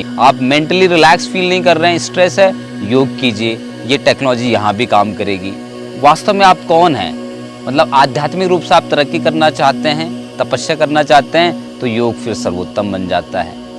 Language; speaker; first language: Hindi; native; Hindi